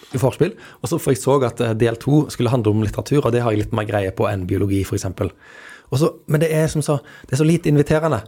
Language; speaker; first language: Norwegian; native; Norwegian